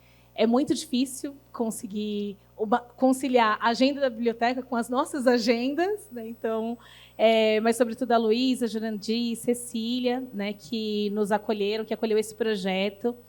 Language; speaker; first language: Portuguese; native; Portuguese